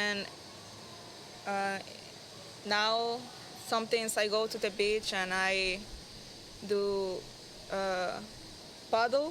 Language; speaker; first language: English; non-native, learner; Spanish